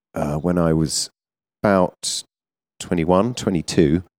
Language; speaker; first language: English; native; English